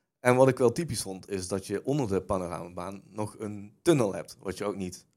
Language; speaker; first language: Dutch; native; Dutch